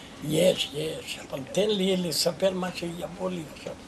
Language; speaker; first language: Hebrew; non-native, fluent; Portuguese